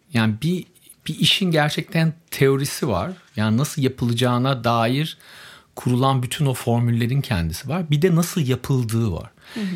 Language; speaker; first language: Turkish; early bilingual, heritage; Turkish